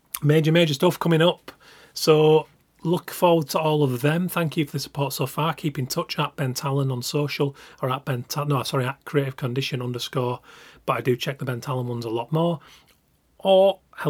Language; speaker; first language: English; native; English